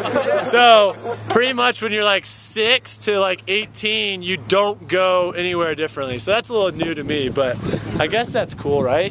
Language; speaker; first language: English; native; English